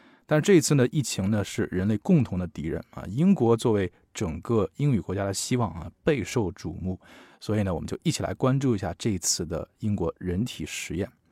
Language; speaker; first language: Chinese; native; Chinese